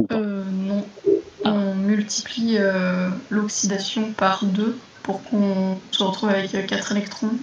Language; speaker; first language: French; native; French